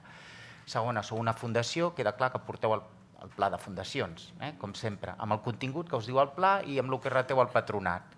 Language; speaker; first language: Catalan; native; Catalan